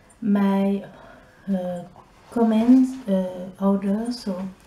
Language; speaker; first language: English; non-native, learner; French